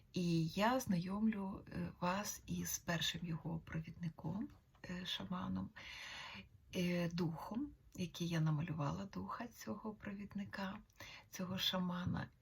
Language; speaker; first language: Ukrainian; native; Ukrainian